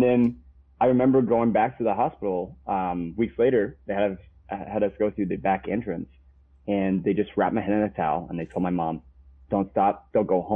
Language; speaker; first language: English; native; English